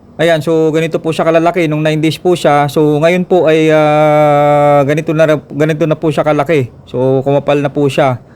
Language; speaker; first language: Filipino; non-native, local second language; Iloko